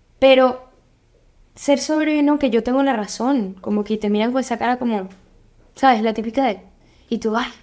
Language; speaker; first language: Spanish; native; Spanish